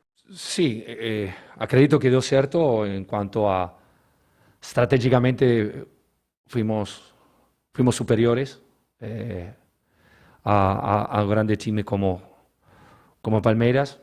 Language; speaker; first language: Portuguese; non-native, learner; Spanish